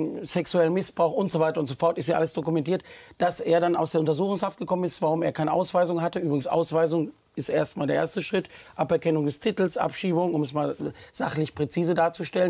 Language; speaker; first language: German; native; German